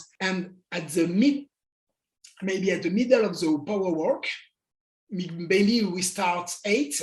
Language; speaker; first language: English; non-native, learner; French